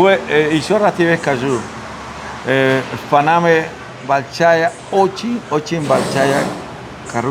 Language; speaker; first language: Russian; non-native, learner; Spanish